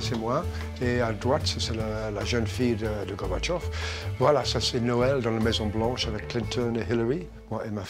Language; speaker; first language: French; non-native, fluent; English